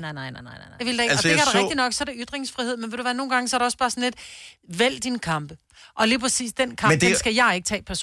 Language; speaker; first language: Danish; native; Danish